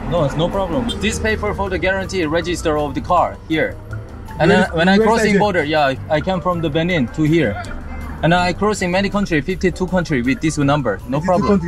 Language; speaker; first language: English; non-native, learner; Korean